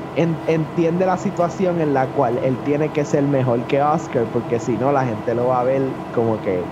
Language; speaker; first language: Spanish; early bilingual, other home language; English